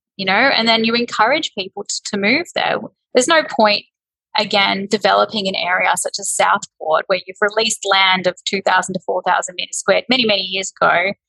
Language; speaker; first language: English; native; English